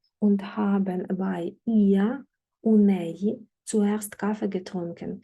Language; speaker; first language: German; non-native, fluent; Ukrainian